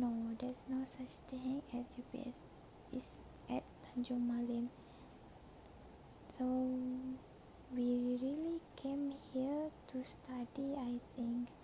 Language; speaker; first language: English; non-native, learner; Malay